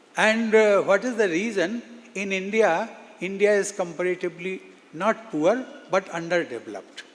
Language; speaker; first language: English; non-native, local second language; Hindi